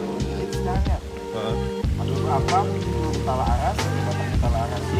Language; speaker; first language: Indonesian; native; Indonesian